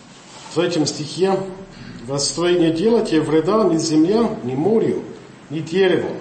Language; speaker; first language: Russian; non-native, learner; English